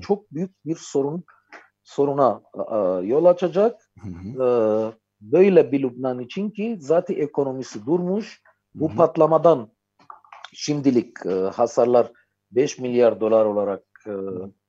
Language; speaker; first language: Turkish; non-native, fluent; Armenian